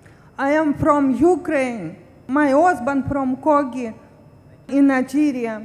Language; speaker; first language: English; non-native, learner; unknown